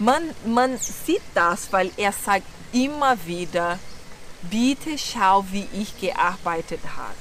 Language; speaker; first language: German; non-native, learner; Portuguese